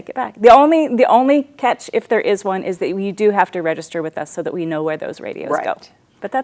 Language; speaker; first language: English; native; English